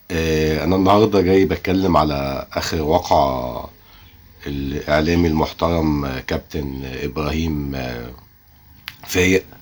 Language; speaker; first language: Arabic; native; Arabic